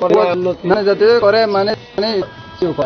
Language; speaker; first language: Bangla; non-native, local second language; Kok Borok